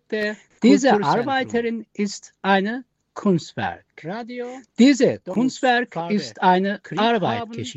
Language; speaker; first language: German; non-native, learner; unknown